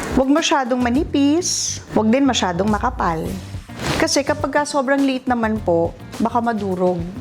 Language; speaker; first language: Filipino; non-native, local second language; Iloko